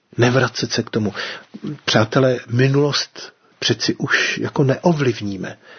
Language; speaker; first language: Czech; native; Czech